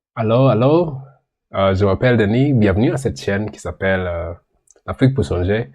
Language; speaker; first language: French; non-native, learner; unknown